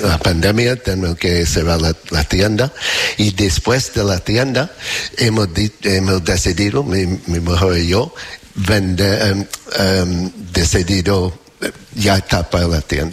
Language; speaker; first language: Spanish; non-native, fluent; English